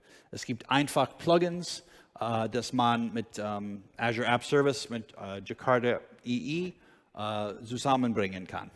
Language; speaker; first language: German; non-native, learner; English